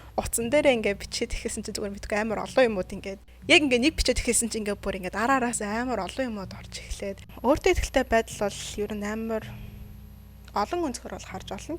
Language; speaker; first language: Mongolian; early bilingual, heritage; Mongolian